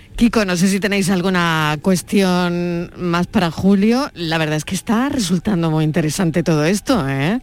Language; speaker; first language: Spanish; native; Spanish